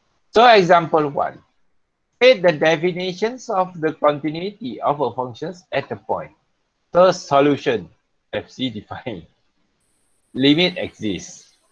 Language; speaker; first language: English; non-native, local second language; Malay